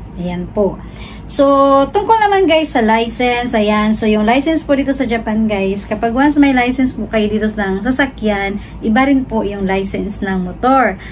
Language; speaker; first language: Filipino; native; Filipino